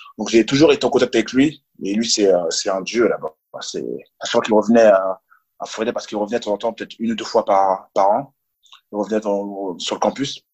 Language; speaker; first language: French; early bilingual, other home language; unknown